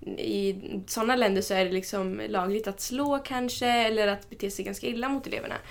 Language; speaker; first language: Swedish; early bilingual, other home language; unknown